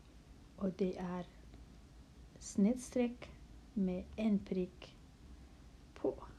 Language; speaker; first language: Swedish; non-native, local second language; Kurdish